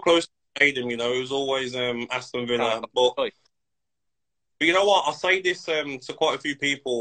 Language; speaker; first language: English; native; English